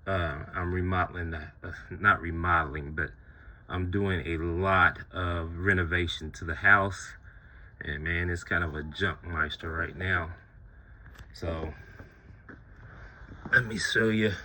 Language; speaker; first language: English; native; English